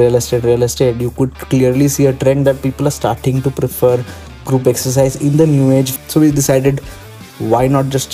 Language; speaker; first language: English; non-native, local second language; Kannada